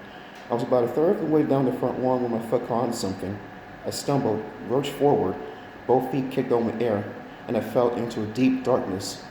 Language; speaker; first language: English; native; English